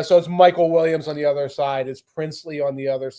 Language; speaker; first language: English; native; English